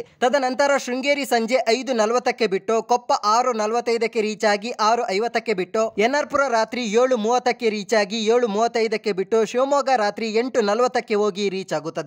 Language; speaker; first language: Kannada; native; Kannada